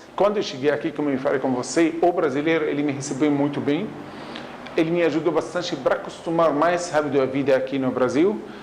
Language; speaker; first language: Portuguese; non-native, learner; Arabic